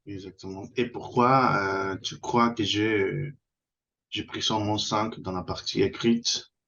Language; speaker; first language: French; non-native, fluent; Spanish